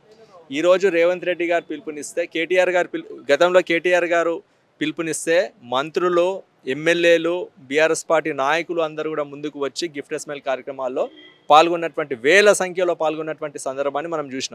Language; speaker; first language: Telugu; native; Telugu